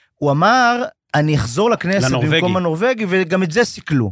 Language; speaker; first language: Hebrew; native; Hebrew